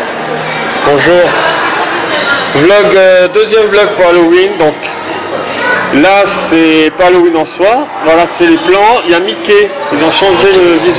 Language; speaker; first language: French; native; French